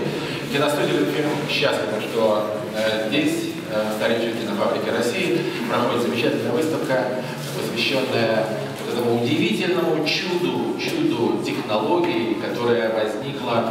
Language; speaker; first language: Russian; native; Russian